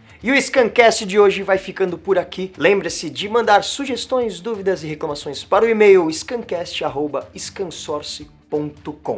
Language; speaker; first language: Portuguese; native; Portuguese